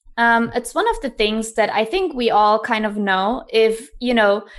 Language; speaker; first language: English; non-native, fluent; German